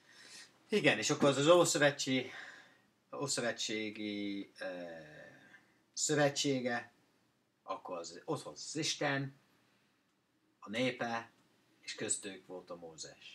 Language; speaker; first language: Hungarian; non-native, learner; English